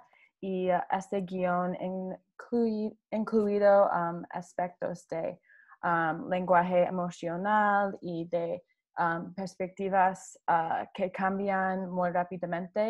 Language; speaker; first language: Spanish; non-native, learner; English